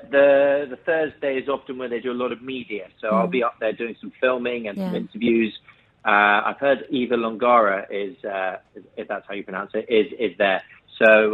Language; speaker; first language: English; native; English